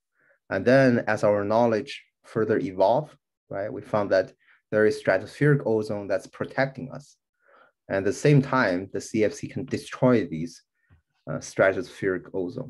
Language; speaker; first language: English; non-native, fluent; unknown